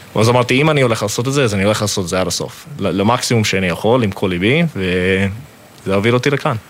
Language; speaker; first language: Hebrew; non-native, fluent; English